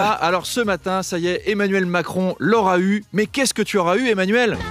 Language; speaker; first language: French; native; French